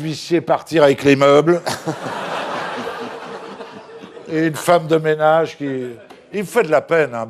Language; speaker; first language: French; native; French